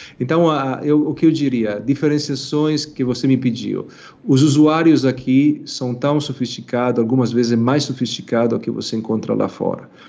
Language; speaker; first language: Portuguese; non-native, fluent; Italian